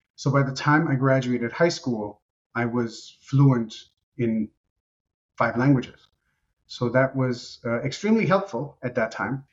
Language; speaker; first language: English; non-native, fluent; Romanian